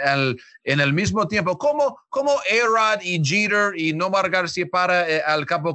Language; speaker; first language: Spanish; non-native, learner; English